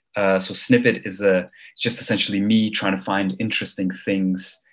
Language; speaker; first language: English; early bilingual, other home language; Armenian